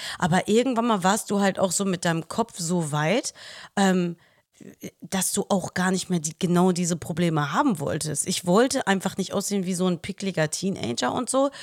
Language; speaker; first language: German; early bilingual, other home language; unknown